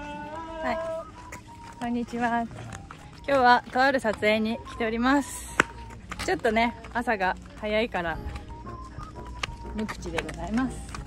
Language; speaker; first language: Japanese; native; Japanese